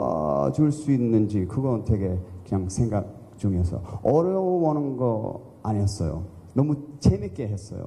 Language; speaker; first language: Korean; early bilingual, heritage; English